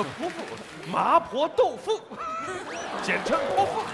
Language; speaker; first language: Chinese; native; Chinese